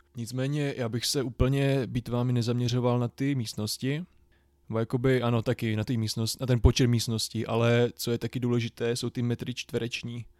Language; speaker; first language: Czech; native; Czech